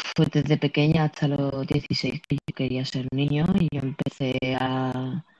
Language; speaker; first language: Spanish; native; Spanish